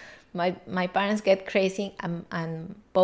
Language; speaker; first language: English; non-native, learner; Spanish